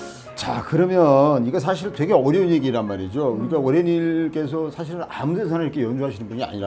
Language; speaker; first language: Korean; native; Korean